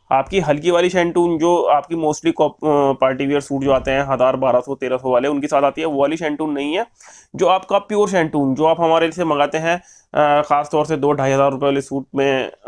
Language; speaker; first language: Hindi; native; Hindi